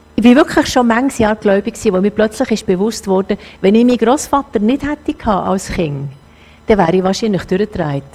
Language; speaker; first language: German; native; German